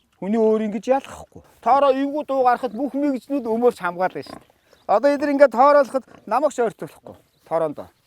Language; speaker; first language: Mongolian; native; Mongolian